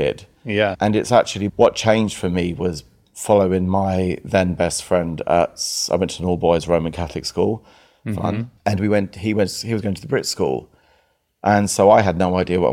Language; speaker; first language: English; native; English